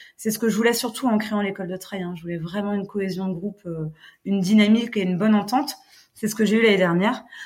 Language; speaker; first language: French; non-native, fluent; English